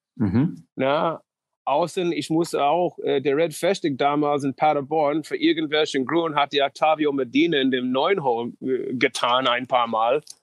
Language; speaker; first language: German; non-native, fluent; English